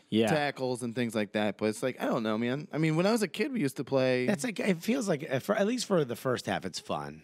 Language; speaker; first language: English; native; English